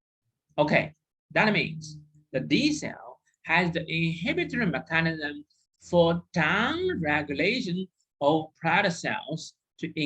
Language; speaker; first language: English; non-native, fluent; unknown